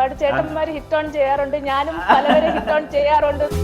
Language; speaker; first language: Malayalam; early bilingual, heritage; Malayalam